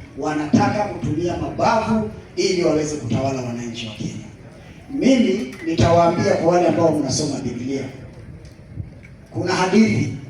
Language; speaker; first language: Swahili; native; Swahili